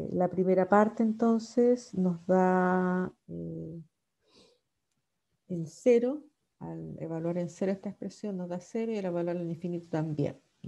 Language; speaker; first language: Spanish; native; Spanish